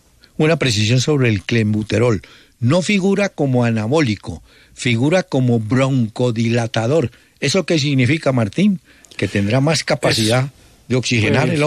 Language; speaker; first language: Spanish; native; Spanish